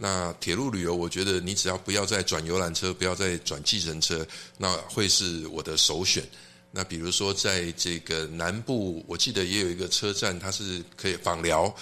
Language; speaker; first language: Chinese; native; Chinese